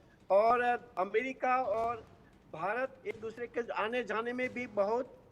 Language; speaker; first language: Hindi; non-native, local second language; Gujarati